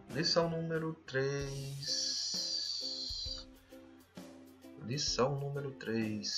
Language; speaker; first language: Portuguese; non-native, fluent; French